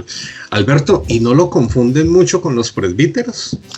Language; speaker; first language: Spanish; native; Spanish